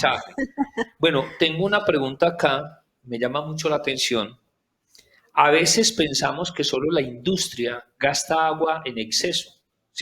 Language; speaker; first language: Spanish; native; Spanish